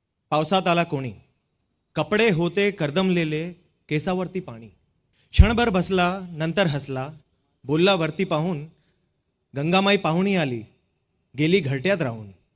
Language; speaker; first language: Marathi; non-native, local second language; Hindi